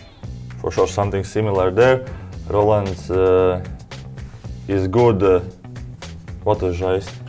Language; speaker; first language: English; non-native, fluent; Latvian